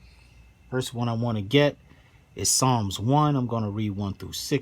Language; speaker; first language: English; native; English